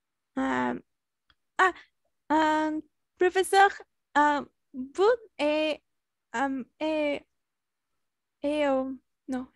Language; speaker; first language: French; non-native, learner; Spanish